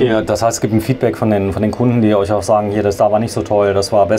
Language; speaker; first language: German; native; German